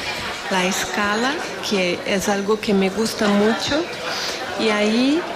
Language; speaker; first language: Spanish; non-native, fluent; Portuguese